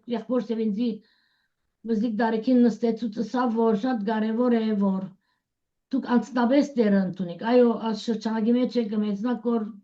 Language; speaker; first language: Armenian; early bilingual, heritage; Armenian